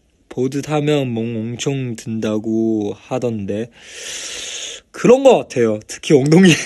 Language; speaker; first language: Korean; non-native, fluent; Chinese